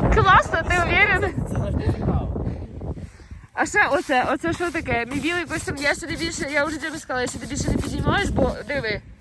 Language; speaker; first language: Ukrainian; native; Ukrainian